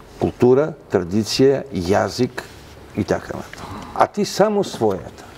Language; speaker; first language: Macedonian; non-native, local second language; Albanian